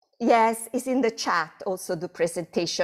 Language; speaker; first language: English; non-native, fluent; Italian